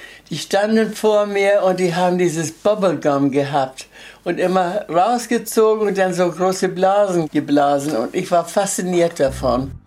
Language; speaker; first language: German; early bilingual, heritage; German